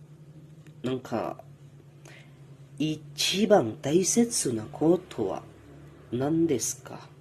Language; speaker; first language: Japanese; non-native, learner; Indonesian